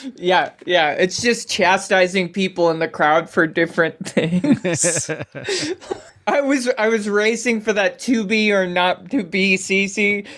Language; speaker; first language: English; native; English